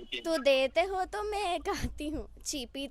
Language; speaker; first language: Hindi; non-native, local second language; Telugu